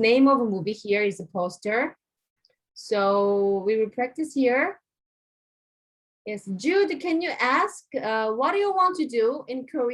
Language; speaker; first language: English; non-native, fluent; Korean